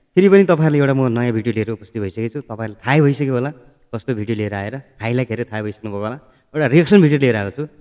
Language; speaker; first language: Nepali; native; Nepali